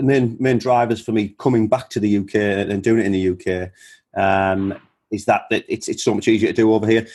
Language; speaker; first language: English; native; English